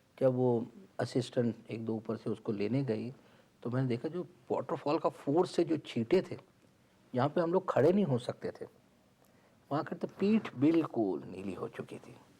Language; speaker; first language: Hindi; native; Hindi